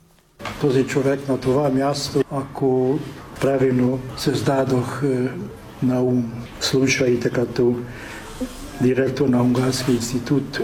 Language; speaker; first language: Bulgarian; non-native, fluent; Hungarian